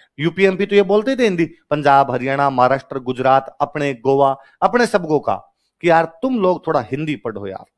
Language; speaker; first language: Hindi; non-native, local second language; Rajasthani